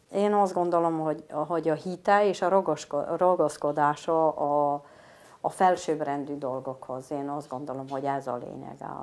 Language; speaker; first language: Hungarian; native; Hungarian